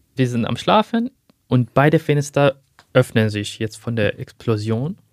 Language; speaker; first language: German; non-native, fluent; Arabic